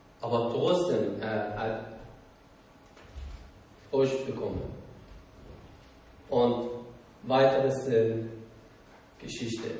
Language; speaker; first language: German; non-native, learner; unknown